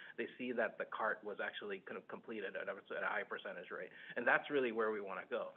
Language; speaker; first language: English; early bilingual, other home language; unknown